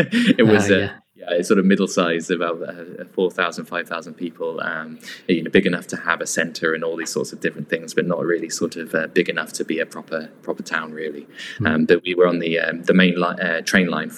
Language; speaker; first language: English; native; English